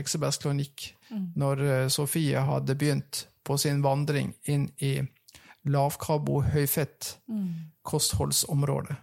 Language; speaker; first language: Norwegian; native; Norwegian